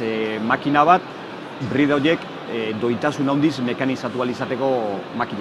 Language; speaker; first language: Basque; native; Basque